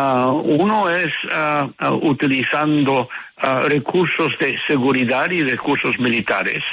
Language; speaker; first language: Spanish; non-native, fluent; English